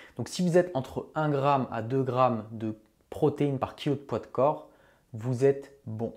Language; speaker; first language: French; native; French